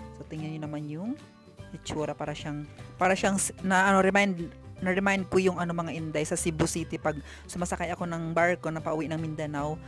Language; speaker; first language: Filipino; non-native, local second language; Cebuano